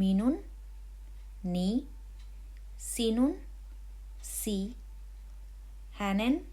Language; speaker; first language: Finnish; non-native, learner; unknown